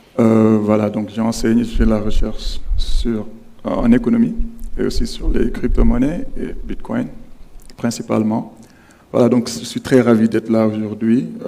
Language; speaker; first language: French; non-native, local second language; Wolof